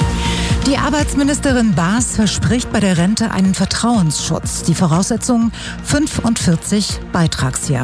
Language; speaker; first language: German; native; German